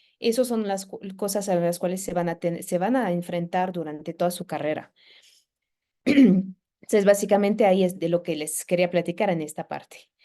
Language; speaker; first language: Spanish; non-native, fluent; French